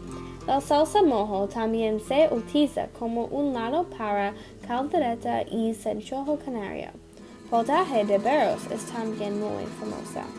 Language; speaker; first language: Spanish; non-native, learner; English